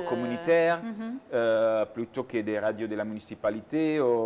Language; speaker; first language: French; non-native, learner; Italian